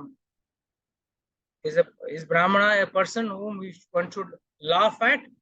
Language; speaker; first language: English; non-native, local second language; Hindi